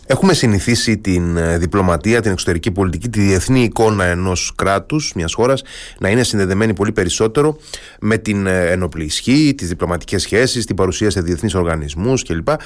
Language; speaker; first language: Greek; native; Greek